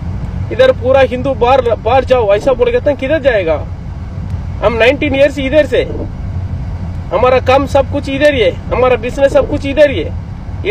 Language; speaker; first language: Hindi; non-native, local second language; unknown